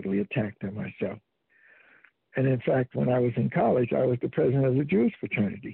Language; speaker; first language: English; native; English